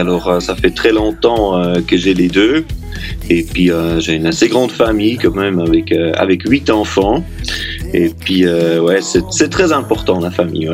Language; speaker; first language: French; non-native, local second language; German